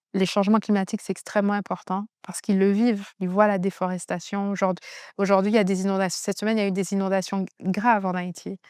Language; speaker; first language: French; native; French